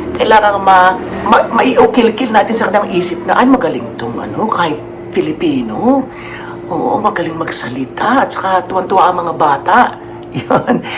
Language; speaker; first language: Filipino; native; Filipino